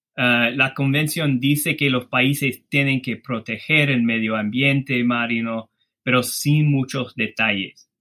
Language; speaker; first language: Spanish; non-native, fluent; English